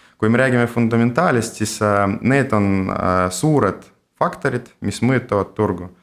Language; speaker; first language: Estonian; non-native, local second language; Russian